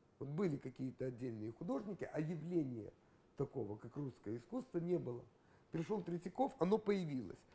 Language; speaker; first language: Russian; native; Russian